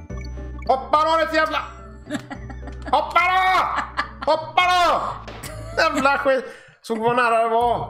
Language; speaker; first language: Swedish; native; Swedish